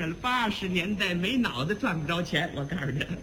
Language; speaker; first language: Chinese; native; Chinese